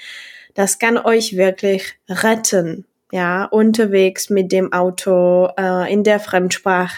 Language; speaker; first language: German; non-native, fluent; Czech